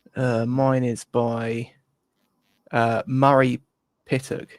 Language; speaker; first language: English; native; English